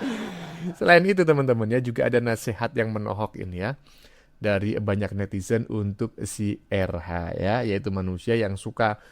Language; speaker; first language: Indonesian; native; Indonesian